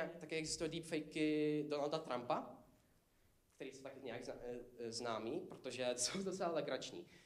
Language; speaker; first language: Czech; non-native, fluent; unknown